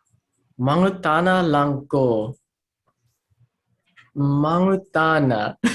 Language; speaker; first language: Cebuano; non-native, learner; English